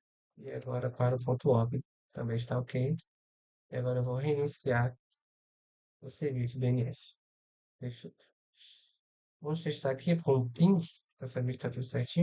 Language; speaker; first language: Portuguese; native; Portuguese